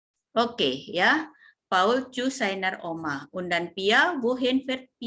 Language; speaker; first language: German; non-native, fluent; Indonesian